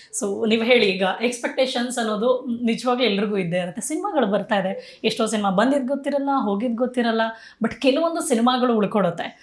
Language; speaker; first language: Kannada; native; Kannada